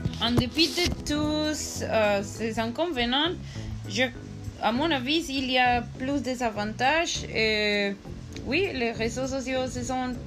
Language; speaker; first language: French; non-native, learner; Spanish